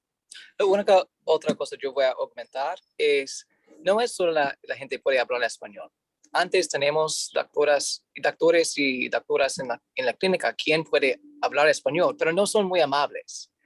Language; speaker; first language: Spanish; non-native, learner; English